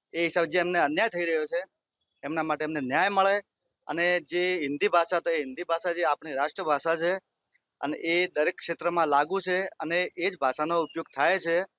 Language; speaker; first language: Gujarati; non-native, local second language; Rajasthani